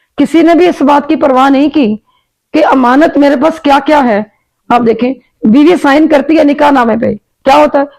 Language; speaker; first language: Urdu; native; Urdu